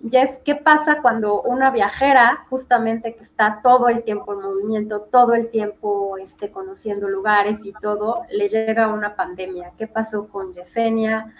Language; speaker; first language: Spanish; native; Spanish